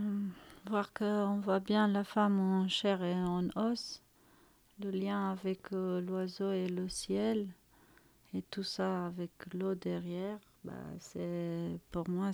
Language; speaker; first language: French; non-native, fluent; Romanian